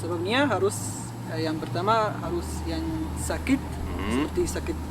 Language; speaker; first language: Indonesian; non-native, fluent; Arabic